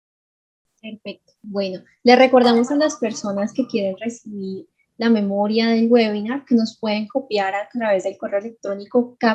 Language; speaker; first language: Spanish; native; Spanish